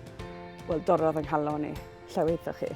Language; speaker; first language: Welsh; native; Welsh